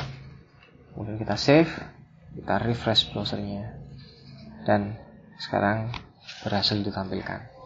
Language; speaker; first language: Indonesian; native; Indonesian